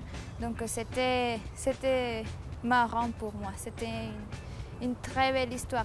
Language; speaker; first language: French; non-native, fluent; Spanish